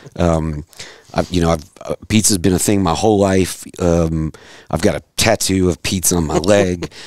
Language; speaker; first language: English; native; English